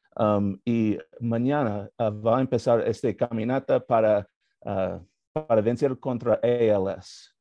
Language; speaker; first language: Spanish; non-native, learner; English